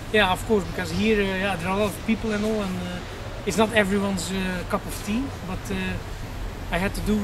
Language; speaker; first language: English; non-native, fluent; Dutch